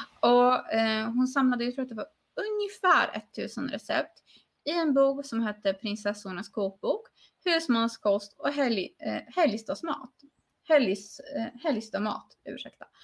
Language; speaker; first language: Swedish; non-native, fluent; Polish